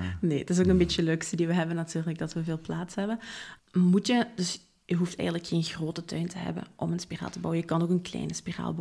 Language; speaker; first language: Dutch; native; Dutch